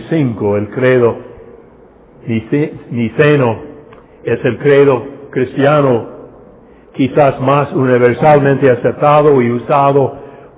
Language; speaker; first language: Spanish; non-native, fluent; English